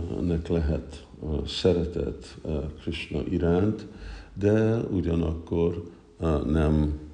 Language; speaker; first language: Hungarian; early bilingual, heritage; Hungarian